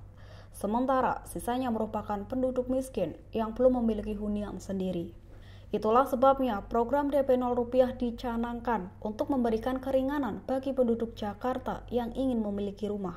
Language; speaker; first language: Indonesian; native; Indonesian